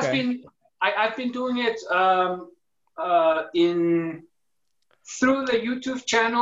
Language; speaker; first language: English; non-native, fluent; Spanish